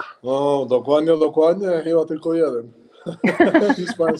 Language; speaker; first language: Polish; non-native, learner; Spanish